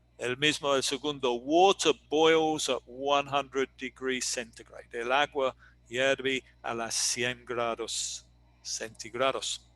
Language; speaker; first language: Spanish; non-native, fluent; English